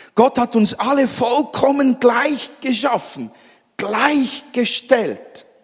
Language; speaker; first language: German; native; German